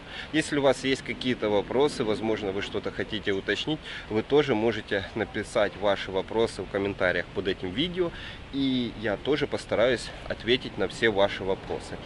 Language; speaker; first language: Russian; native; Russian